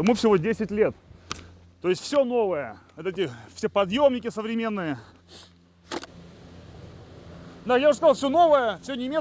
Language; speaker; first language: Russian; native; Russian